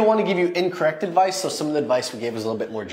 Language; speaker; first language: English; native; English